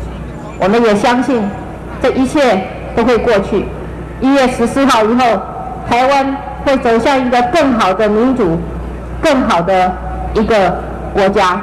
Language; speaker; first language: Chinese; native; Chinese